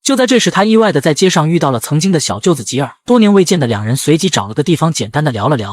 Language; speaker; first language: Chinese; native; Chinese